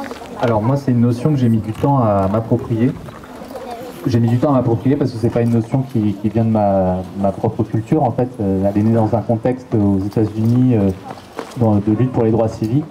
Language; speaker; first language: French; native; French